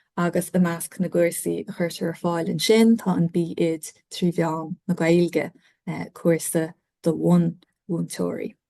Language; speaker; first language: Irish; native; Irish